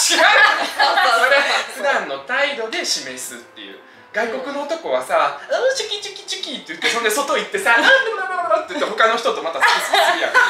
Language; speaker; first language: Japanese; early bilingual, other home language; Russian